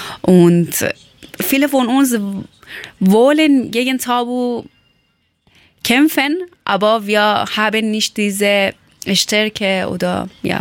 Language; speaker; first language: German; non-native, learner; Persian